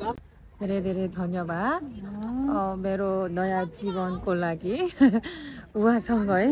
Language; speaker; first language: Nepali; non-native, learner; Korean